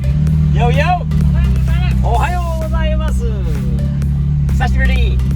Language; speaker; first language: Japanese; non-native, fluent; English